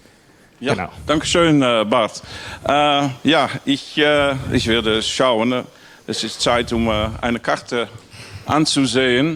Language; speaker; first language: German; non-native, learner; Dutch